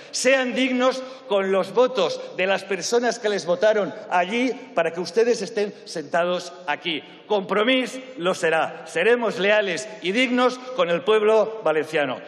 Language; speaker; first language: Spanish; non-native, local second language; Catalan